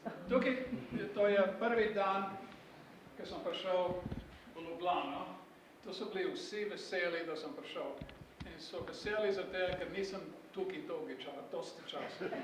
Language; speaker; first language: Slovenian; early bilingual, heritage; Slovenian